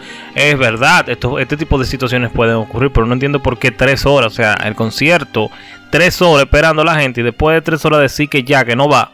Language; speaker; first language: Spanish; native; Spanish